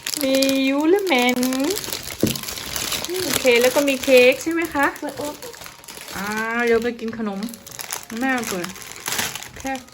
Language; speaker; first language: Danish; non-native, learner; Thai